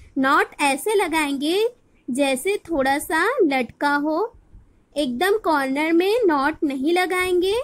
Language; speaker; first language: Hindi; non-native, local second language; Bangla